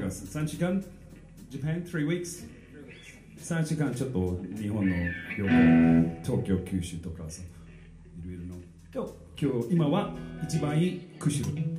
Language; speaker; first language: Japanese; non-native, learner; English